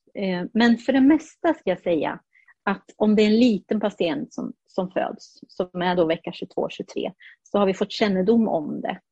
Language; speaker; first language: Swedish; early bilingual, heritage; Swedish